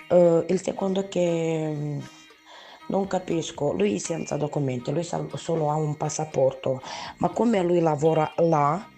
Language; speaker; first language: Italian; non-native, learner; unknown